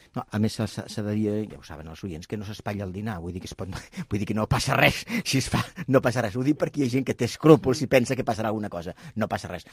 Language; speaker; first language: Catalan; native; Catalan